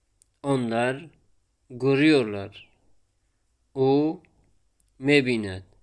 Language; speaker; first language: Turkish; non-native, fluent; Tajik